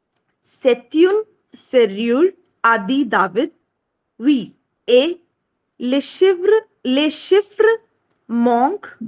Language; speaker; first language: French; non-native, learner; Hindi